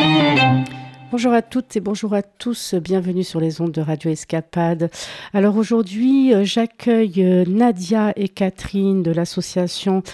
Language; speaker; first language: French; native; French